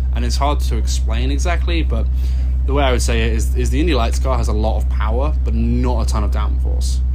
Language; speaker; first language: English; native; English